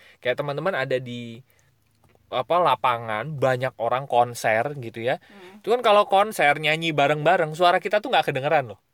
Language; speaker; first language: Indonesian; native; Indonesian